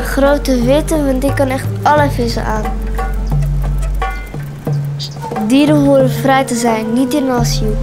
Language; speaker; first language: Dutch; early bilingual, other home language; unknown